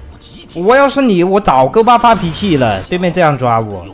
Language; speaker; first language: Chinese; native; Chinese